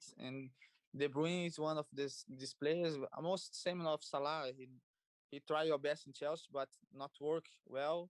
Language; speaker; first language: English; non-native, learner; Portuguese